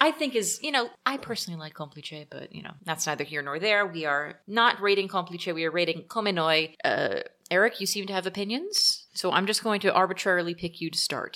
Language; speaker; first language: English; native; English